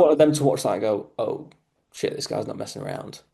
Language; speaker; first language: English; native; English